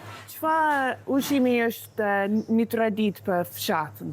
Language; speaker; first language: Albanian; non-native, learner; English